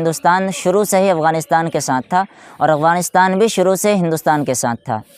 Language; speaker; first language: Urdu; native; Urdu